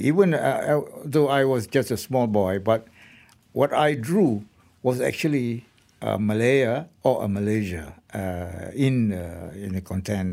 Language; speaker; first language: English; non-native, local second language; Malay